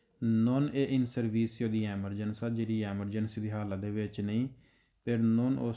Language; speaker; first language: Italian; non-native, fluent; Punjabi